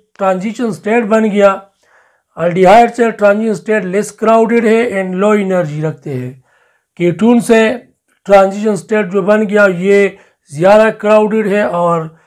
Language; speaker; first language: Urdu; non-native, local second language; Pashto